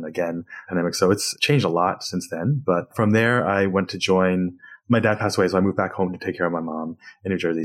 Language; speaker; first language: English; native; English